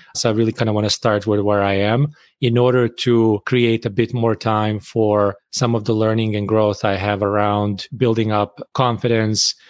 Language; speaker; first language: English; non-native, fluent; Bosnian